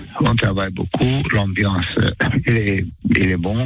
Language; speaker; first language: French; non-native, fluent; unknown